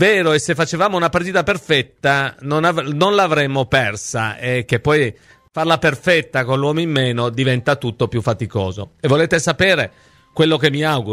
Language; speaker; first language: Italian; native; Italian